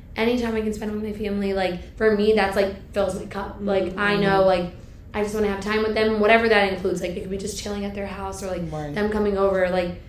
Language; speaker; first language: English; native; English